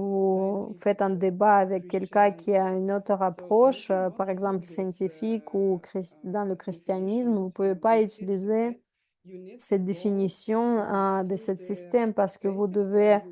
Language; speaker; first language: French; non-native, fluent; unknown